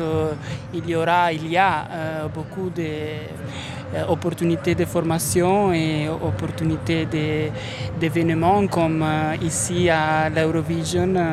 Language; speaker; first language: French; non-native, fluent; Italian